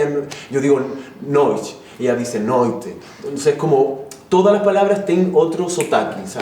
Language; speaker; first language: Portuguese; non-native, fluent; Spanish